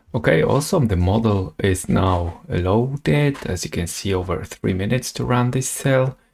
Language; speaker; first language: English; non-native, fluent; Polish